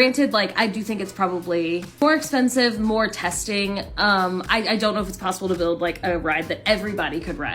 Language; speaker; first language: English; native; English